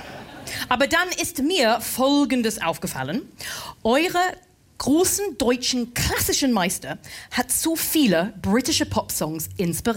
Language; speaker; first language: German; non-native, fluent; English